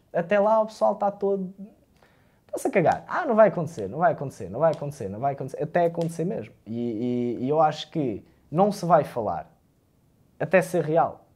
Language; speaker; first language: Portuguese; early bilingual, other home language; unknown